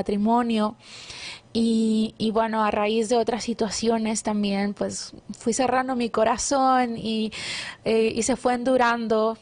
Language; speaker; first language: Spanish; native; Spanish